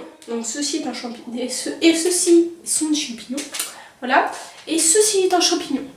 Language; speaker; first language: French; native; French